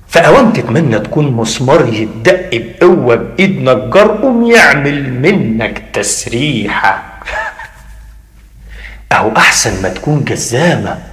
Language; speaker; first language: Arabic; native; Arabic